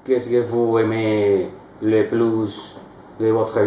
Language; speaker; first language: French; non-native, learner; Spanish